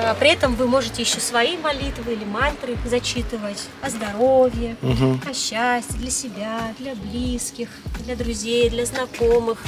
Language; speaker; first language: Russian; native; Russian